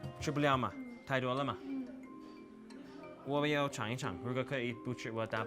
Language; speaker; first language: Chinese; non-native, learner; English